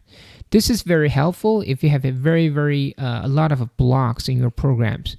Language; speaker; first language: English; non-native, fluent; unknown